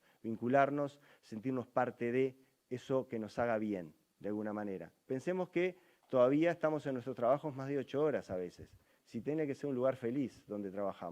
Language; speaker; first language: Spanish; native; Spanish